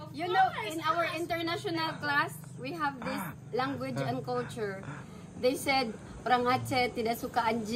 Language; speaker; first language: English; non-native, local second language; Cebuano